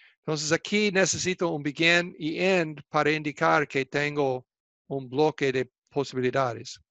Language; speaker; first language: Spanish; non-native, fluent; English